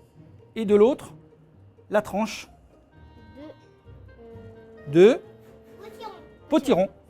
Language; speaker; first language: French; native; French